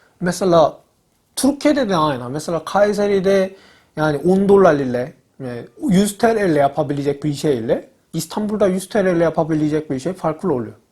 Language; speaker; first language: Turkish; non-native, learner; Korean